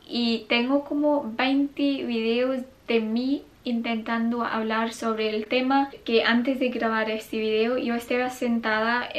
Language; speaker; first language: Spanish; non-native, fluent; English